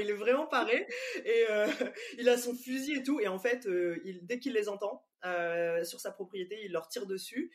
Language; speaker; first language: French; native; French